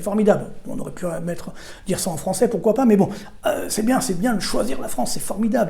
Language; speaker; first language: French; native; French